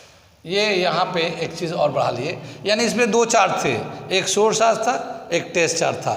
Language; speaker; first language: Hindi; native; Hindi